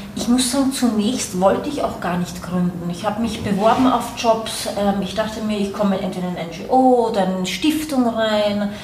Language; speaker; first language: German; native; German